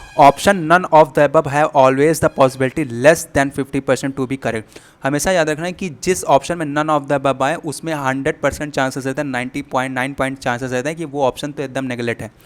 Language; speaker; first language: Hindi; native; Hindi